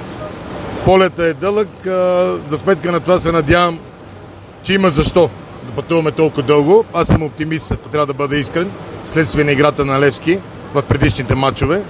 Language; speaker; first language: Bulgarian; native; Bulgarian